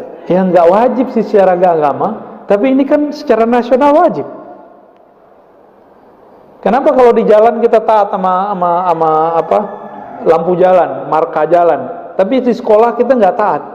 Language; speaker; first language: Indonesian; native; Indonesian